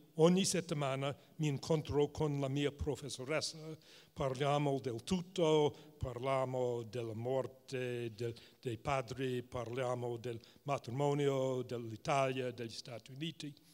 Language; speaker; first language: Italian; non-native, fluent; English